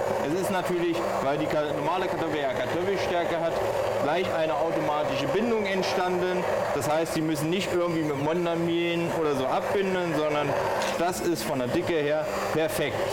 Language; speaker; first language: German; native; German